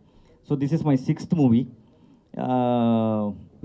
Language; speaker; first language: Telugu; non-native, learner; Kannada